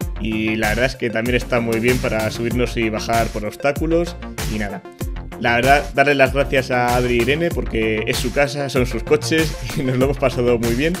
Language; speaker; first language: Spanish; native; Spanish